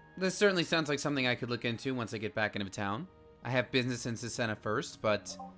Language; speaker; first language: English; native; English